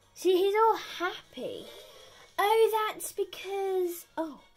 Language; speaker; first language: English; native; English